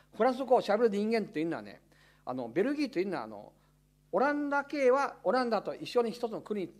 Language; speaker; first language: Japanese; non-native, fluent; Chinese